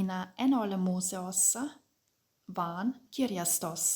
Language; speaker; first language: Finnish; non-native, fluent; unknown